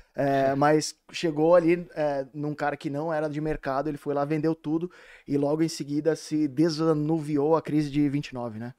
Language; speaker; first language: Portuguese; native; Portuguese